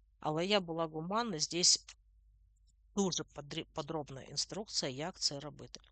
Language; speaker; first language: Ukrainian; non-native, local second language; Russian